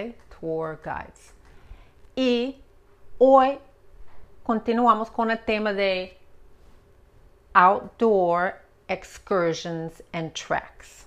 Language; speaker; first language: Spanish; non-native, fluent; English